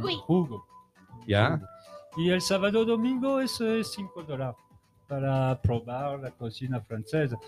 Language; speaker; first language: Spanish; non-native, learner; French